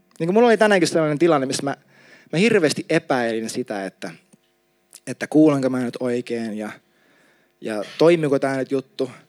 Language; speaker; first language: Finnish; native; Finnish